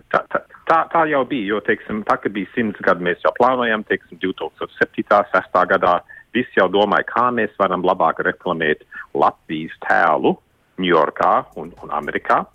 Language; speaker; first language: Latvian; early bilingual, heritage; Latvian